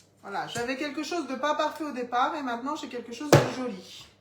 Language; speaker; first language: French; native; French